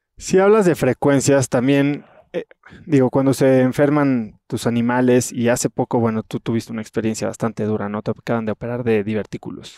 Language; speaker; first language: Spanish; native; Spanish